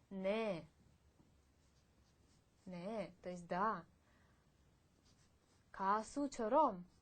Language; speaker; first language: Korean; non-native, fluent; Russian